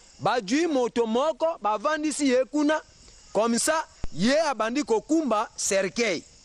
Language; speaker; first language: Lingala; non-native, local second language; Mongo